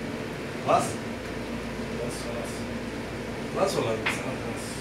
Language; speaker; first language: Arabic; non-native, learner; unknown